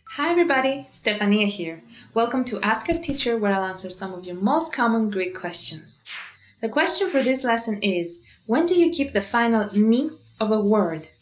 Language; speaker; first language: English; non-native, fluent; Greek